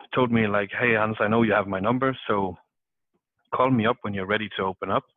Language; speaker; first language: English; non-native, fluent; Danish